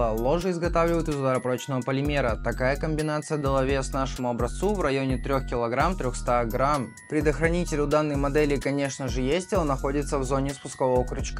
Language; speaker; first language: Russian; native; Russian